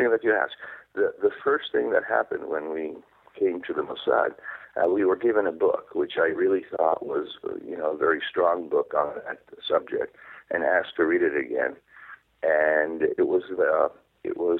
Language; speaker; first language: English; non-native, fluent; Hebrew